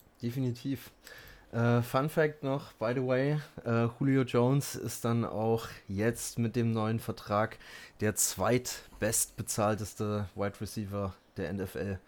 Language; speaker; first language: German; native; German